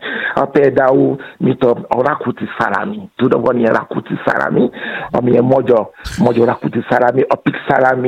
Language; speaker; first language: Hungarian; non-native, fluent; Yoruba